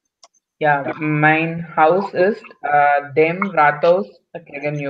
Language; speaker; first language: German; non-native, learner; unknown